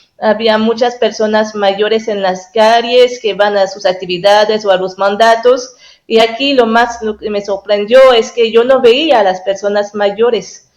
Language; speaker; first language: Spanish; non-native, fluent; French